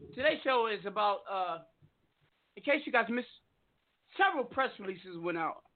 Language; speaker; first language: English; native; English